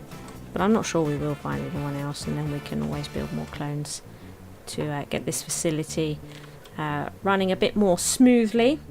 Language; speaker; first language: English; native; English